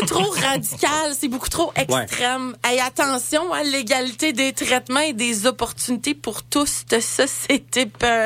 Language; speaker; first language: French; native; French